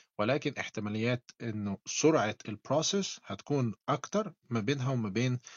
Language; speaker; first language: Arabic; native; Arabic